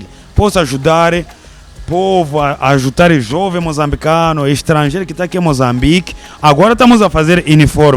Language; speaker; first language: Portuguese; non-native, learner; Kinyarwanda